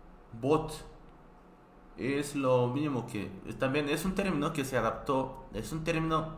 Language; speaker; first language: Spanish; non-native, fluent; Korean